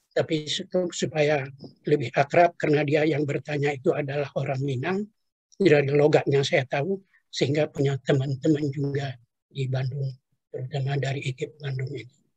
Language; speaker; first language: Indonesian; non-native, local second language; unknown